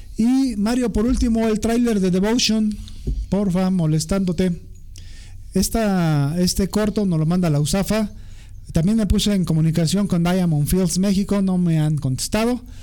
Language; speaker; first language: Spanish; native; Spanish